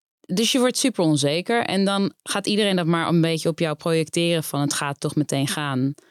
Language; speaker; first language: Dutch; native; Dutch